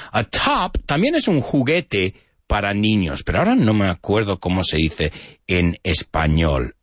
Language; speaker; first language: Spanish; non-native, fluent; English